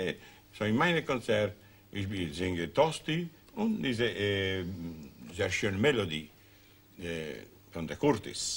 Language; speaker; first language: German; non-native, learner; Italian